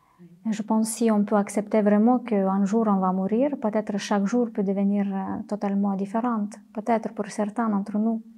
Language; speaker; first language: French; non-native, fluent; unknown